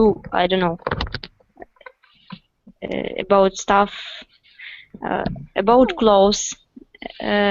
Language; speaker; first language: English; non-native, learner; Russian